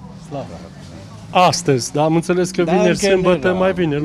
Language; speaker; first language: Romanian; native; Romanian